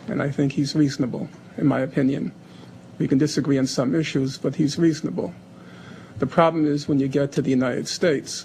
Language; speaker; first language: English; native; English